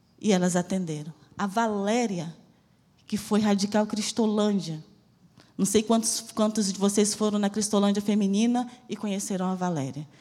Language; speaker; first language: Portuguese; native; Portuguese